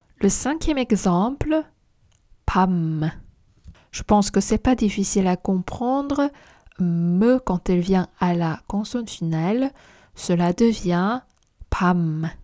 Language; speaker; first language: French; non-native, fluent; Korean